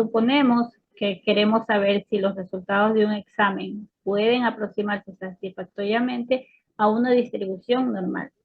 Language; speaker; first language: Spanish; native; Spanish